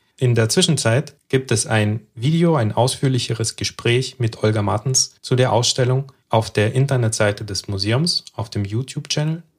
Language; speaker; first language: German; early bilingual, other home language; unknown